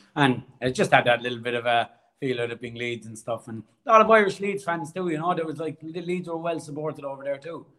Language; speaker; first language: English; native; English